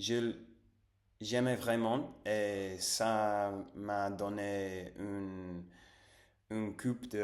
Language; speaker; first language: French; non-native, fluent; Spanish